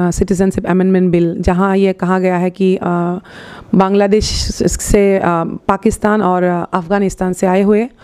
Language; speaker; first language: Hindi; non-native, local second language; Assamese